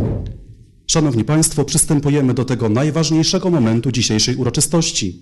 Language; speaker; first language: Polish; native; Polish